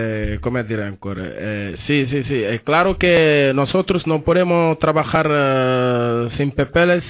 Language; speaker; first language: Spanish; non-native, learner; Wolof